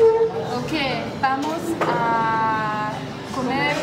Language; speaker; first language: Spanish; non-native, learner; Japanese